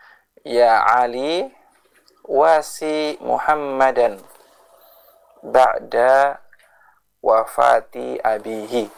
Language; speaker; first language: Arabic; non-native, fluent; Indonesian